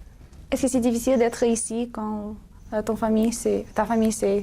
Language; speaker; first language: French; non-native, learner; English